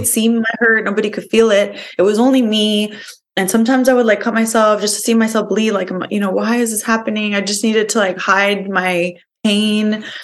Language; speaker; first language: English; early bilingual, other home language; Spanish